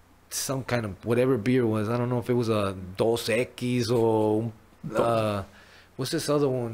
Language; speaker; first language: English; early bilingual, other home language; Spanish